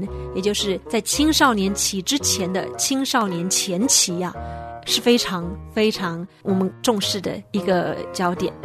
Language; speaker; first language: Chinese; native; Chinese